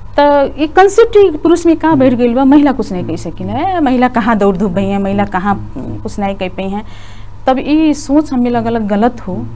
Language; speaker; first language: Bhojpuri; native; Bhojpuri